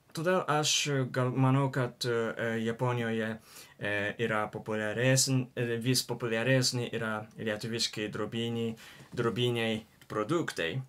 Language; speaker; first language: Lithuanian; non-native, learner; Japanese